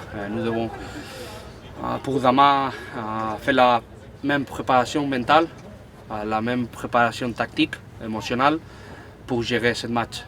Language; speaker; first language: French; non-native, fluent; Spanish